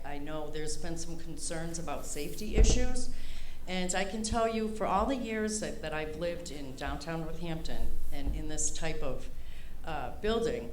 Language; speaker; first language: English; native; English